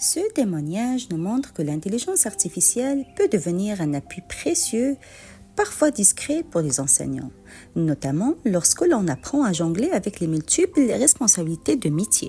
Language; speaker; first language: French; native; French